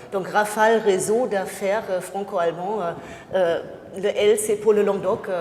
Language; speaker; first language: French; non-native, fluent; German